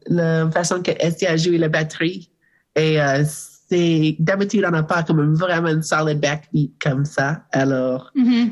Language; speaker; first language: French; non-native, learner; English